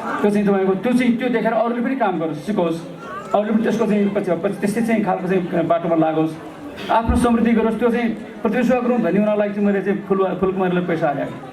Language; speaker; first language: Nepali; non-native, local second language; Gurung